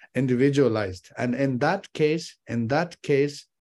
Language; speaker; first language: English; non-native, fluent; Chinese